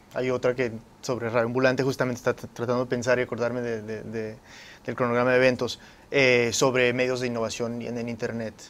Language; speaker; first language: Spanish; early bilingual, heritage; Spanish